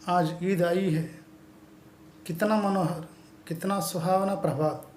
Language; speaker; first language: Hindi; non-native, local second language; Telugu